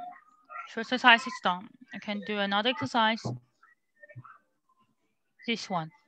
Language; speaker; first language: English; non-native, learner; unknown